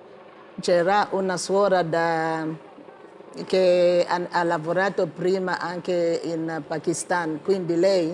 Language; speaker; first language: Italian; non-native, fluent; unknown